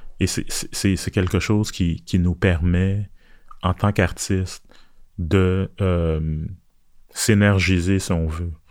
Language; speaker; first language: French; early bilingual, other home language; Haitian Creole